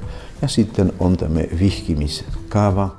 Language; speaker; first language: Finnish; non-native, fluent; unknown